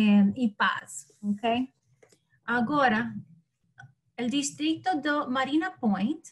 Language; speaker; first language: Portuguese; non-native, learner; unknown